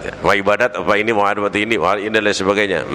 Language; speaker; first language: Indonesian; native; Indonesian